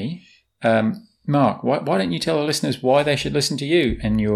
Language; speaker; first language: English; native; English